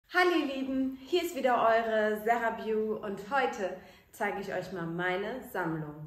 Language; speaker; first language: German; native; German